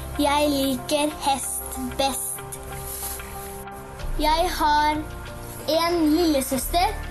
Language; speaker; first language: Norwegian; early bilingual, heritage; Japanese